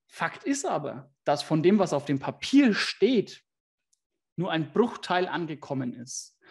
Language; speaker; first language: German; native; German